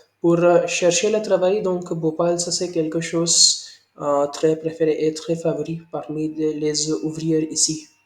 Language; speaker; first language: French; non-native, learner; Hindi